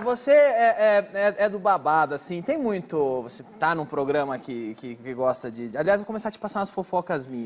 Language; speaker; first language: Portuguese; native; Portuguese